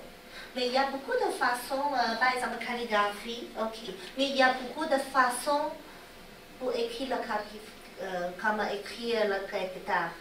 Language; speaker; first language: French; non-native, learner; Chinese